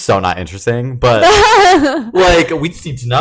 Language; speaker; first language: English; native; English